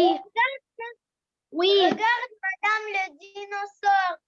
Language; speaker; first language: French; non-native, learner; Arabic